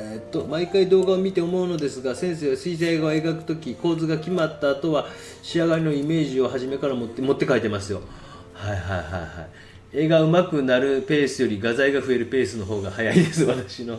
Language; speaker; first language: Japanese; native; Japanese